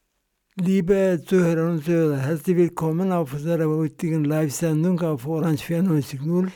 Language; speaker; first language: German; non-native, fluent; Central Kurdish